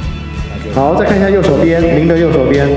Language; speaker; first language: Chinese; native; Chinese